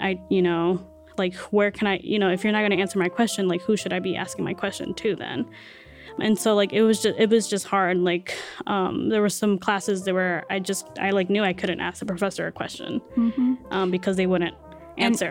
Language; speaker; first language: English; early bilingual, other home language; Spanish